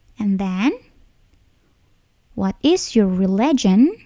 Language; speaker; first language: English; non-native, learner; Indonesian